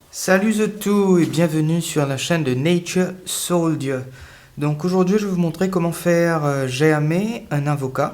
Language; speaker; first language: French; native; French